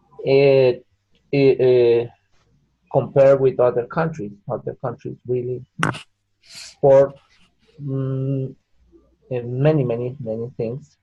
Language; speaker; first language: English; non-native, learner; Spanish